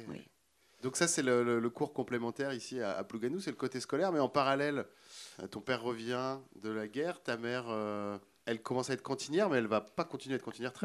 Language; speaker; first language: French; native; French